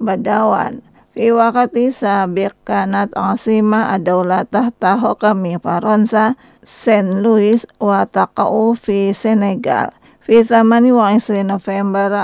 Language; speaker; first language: Arabic; non-native, learner; Indonesian